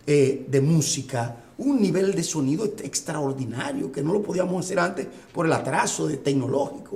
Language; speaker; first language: Spanish; native; Spanish